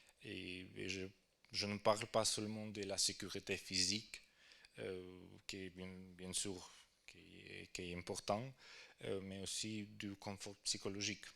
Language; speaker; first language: French; non-native, fluent; Ukrainian